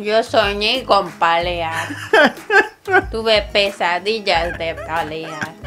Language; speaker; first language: Spanish; non-native, fluent; Hungarian